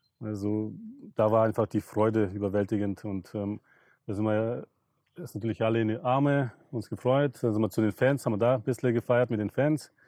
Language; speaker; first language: German; early bilingual, other home language; Russian